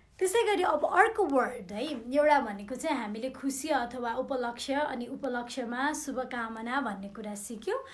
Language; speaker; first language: Nepali; non-native, local second language; Newari